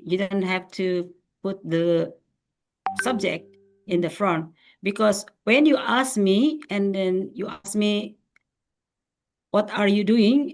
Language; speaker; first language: English; non-native, fluent; Indonesian